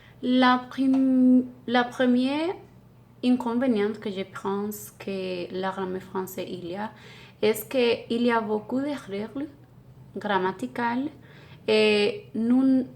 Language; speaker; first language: French; non-native, learner; Spanish